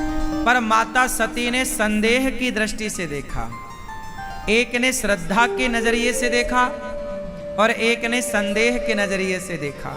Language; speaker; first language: Hindi; native; Hindi